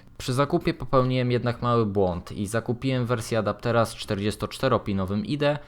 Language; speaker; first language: Polish; native; Polish